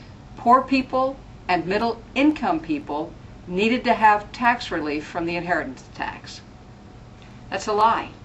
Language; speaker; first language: English; native; English